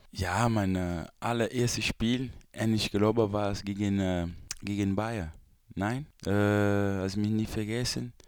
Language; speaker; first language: German; non-native, learner; Portuguese